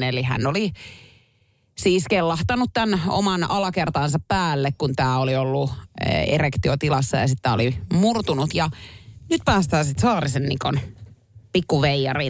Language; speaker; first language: Finnish; native; Finnish